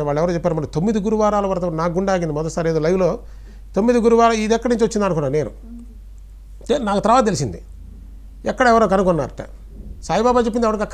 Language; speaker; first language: Telugu; native; Telugu